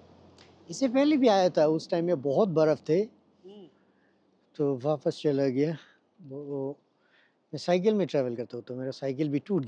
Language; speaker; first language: Hindi; non-native, fluent; Bangla